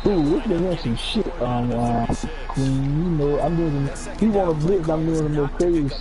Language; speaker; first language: English; native; English